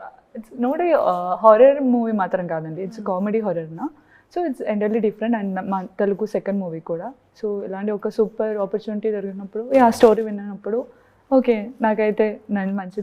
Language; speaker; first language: Telugu; non-native, learner; Malayalam